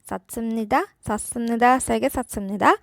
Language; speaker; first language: Korean; non-native, fluent; Urdu